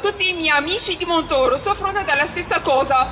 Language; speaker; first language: Italian; early bilingual, other home language; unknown